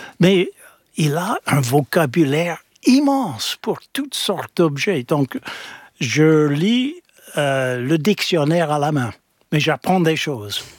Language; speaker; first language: French; non-native, fluent; English